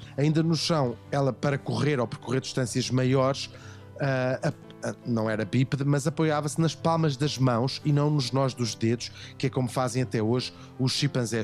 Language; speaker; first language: Portuguese; native; Portuguese